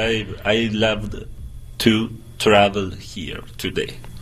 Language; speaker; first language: English; non-native, fluent; Spanish